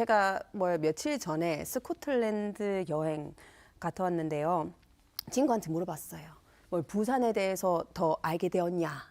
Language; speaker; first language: Korean; non-native, fluent; English